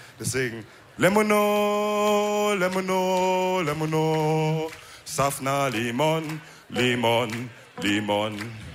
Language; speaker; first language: German; early bilingual, other home language; Wolof